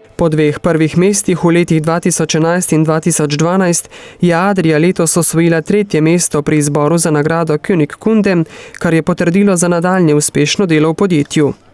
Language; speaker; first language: Slovenian; native; Slovenian